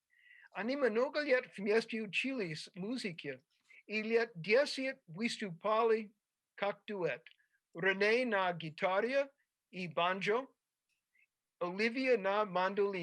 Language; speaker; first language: Russian; non-native, fluent; English